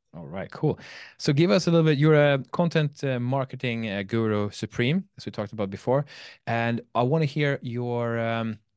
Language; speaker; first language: English; non-native, fluent; Swedish